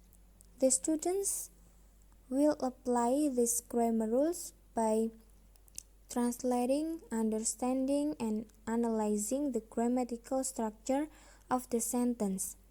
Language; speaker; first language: English; non-native, learner; Indonesian